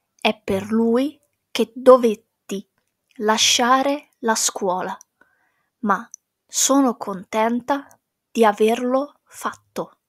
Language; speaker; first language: Italian; non-native, fluent; English